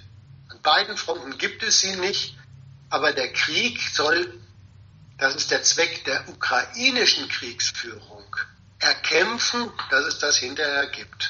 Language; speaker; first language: German; native; German